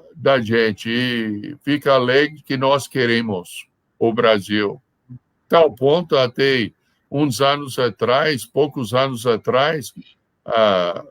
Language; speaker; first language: Portuguese; non-native, fluent; English